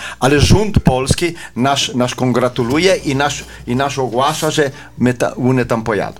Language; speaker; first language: Polish; early bilingual, heritage; Polish